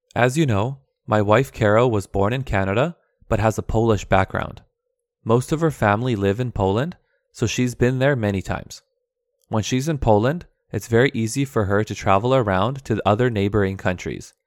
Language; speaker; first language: English; early bilingual, other home language; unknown